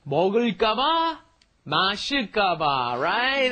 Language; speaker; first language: Korean; non-native, fluent; English